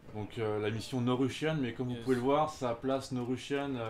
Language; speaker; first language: French; native; French